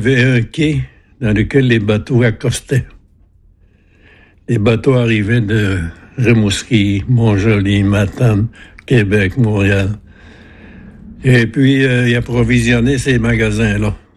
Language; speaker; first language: French; non-native, fluent; Innu-aimun